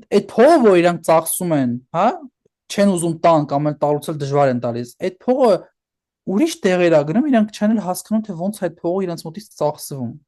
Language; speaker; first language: Armenian; early bilingual, heritage; Armenian